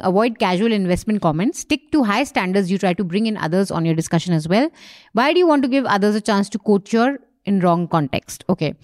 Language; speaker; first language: English; non-native, local second language; Hindi